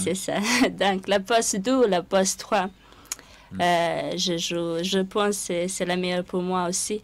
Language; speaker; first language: French; non-native, fluent; Serbian